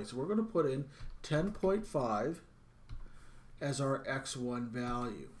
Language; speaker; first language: English; native; English